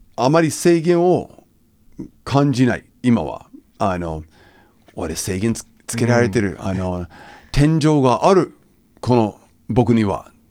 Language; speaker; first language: Japanese; non-native, fluent; English